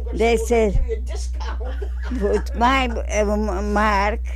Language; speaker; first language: English; non-native, learner; Armenian